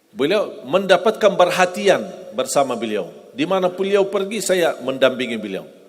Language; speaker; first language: Indonesian; non-native, fluent; Arabic